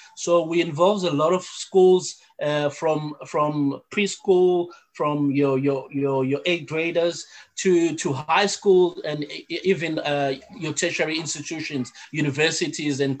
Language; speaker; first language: English; non-native, local second language; Zulu